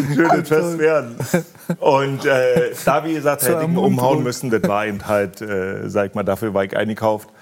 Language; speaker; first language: German; native; German